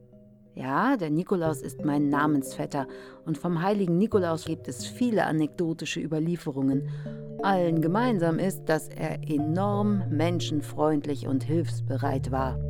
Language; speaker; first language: German; native; German